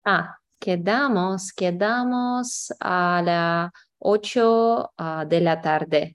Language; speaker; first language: Spanish; non-native, learner; English